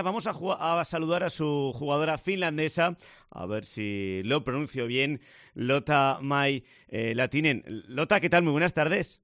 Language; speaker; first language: Spanish; native; Spanish